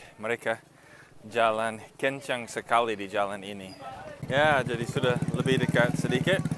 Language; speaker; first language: Indonesian; non-native, fluent; English